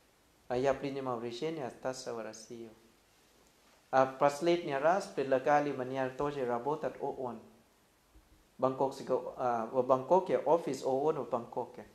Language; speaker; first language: Russian; non-native, fluent; Thai